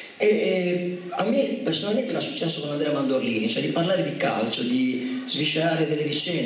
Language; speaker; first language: Italian; native; Italian